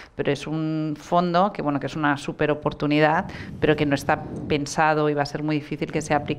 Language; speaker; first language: Spanish; non-native, local second language; Catalan